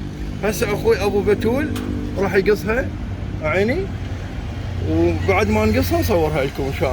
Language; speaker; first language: Arabic; native; Arabic